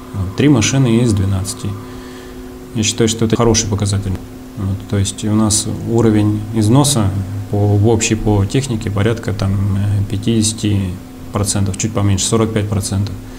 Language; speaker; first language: Russian; native; Russian